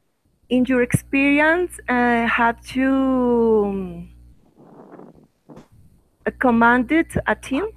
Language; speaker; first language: English; non-native, learner; Spanish